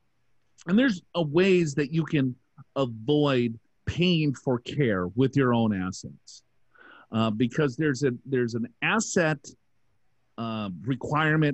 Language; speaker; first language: English; native; English